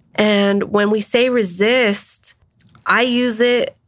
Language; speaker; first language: English; native; English